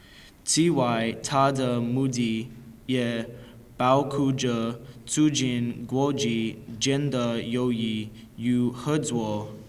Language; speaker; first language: Chinese; non-native, learner; English